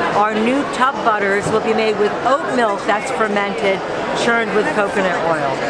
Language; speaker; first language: English; non-native, fluent; French